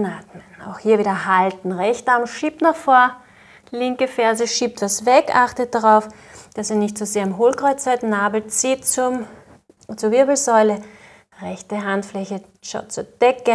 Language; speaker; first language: German; native; German